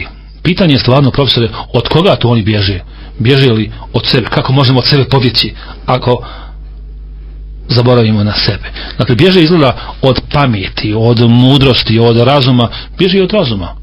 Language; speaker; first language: Serbian; native; Serbian